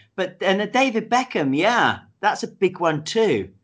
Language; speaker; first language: English; native; English